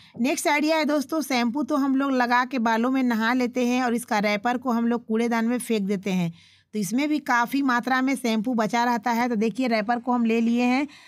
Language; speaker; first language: Hindi; native; Hindi